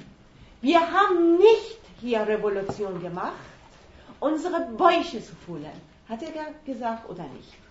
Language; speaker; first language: German; non-native, fluent; Persian